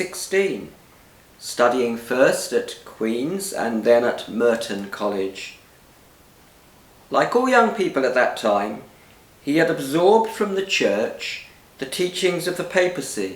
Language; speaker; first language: English; native; English